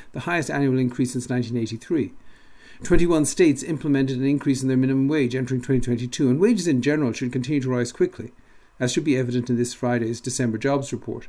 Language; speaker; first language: English; native; English